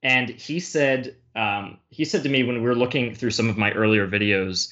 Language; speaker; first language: English; native; English